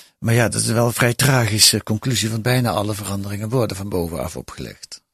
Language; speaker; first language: Dutch; native; Dutch